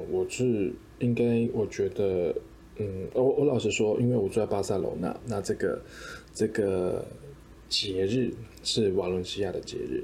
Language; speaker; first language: Chinese; native; Chinese